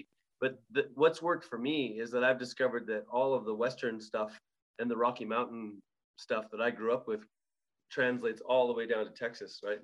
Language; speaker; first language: English; native; English